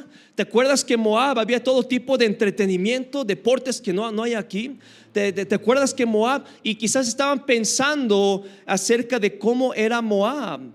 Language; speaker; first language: Spanish; native; Spanish